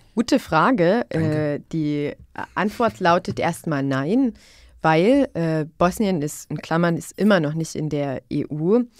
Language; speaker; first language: German; non-native, fluent; Bosnian